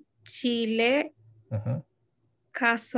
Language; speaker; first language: Korean; non-native, learner; Spanish